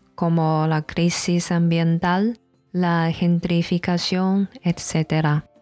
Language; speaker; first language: Spanish; non-native, learner; Chinese